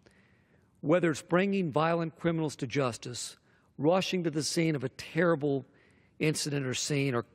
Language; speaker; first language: English; native; English